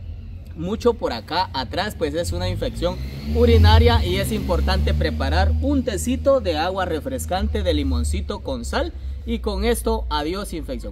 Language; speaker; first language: Spanish; native; Spanish